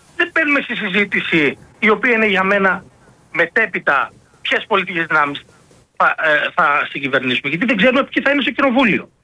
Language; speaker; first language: Greek; native; Greek